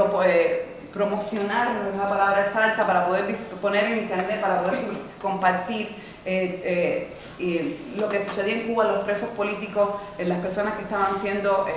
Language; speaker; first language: Spanish; native; Spanish